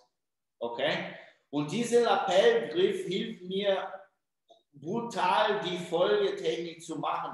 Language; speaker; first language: German; non-native, fluent; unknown